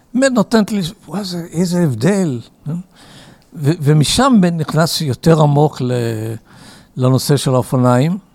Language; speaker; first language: Hebrew; early bilingual, other home language; English